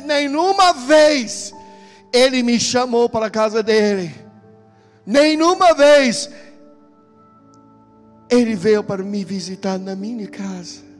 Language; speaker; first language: Portuguese; non-native, fluent; English